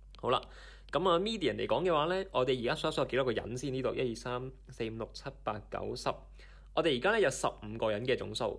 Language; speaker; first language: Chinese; non-native, local second language; Cantonese